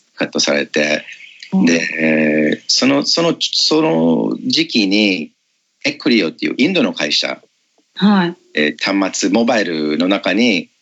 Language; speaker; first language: Japanese; non-native, fluent; English